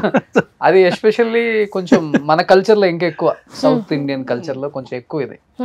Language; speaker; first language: Telugu; native; Telugu